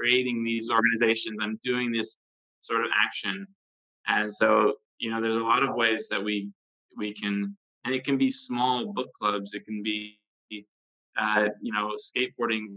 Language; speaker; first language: English; native; English